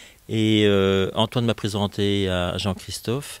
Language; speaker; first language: French; native; French